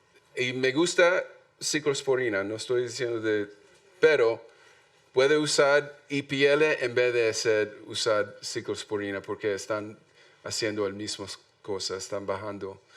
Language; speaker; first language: Spanish; non-native, learner; English